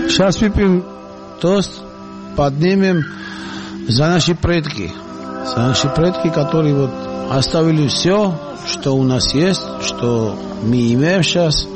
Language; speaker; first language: Russian; non-native, local second language; Georgian